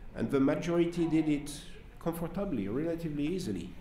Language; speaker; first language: English; non-native, fluent; French